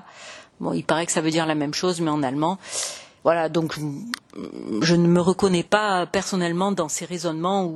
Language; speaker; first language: French; native; French